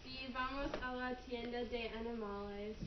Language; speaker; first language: Spanish; non-native, learner; English